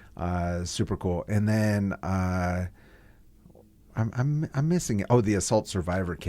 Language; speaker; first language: English; native; English